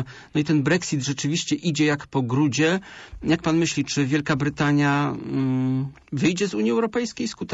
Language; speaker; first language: Polish; native; Polish